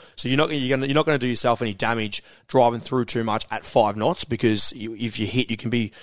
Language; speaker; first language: English; native; English